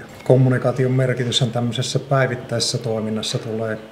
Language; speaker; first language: Finnish; native; Finnish